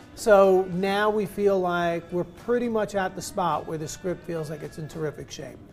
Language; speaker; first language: English; native; English